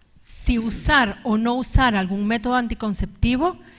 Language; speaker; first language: Spanish; native; Spanish